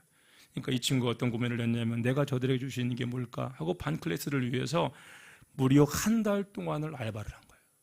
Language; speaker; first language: Korean; native; Korean